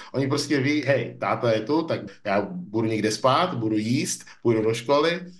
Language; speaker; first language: Czech; early bilingual, other home language; English